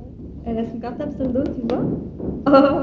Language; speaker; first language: French; native; French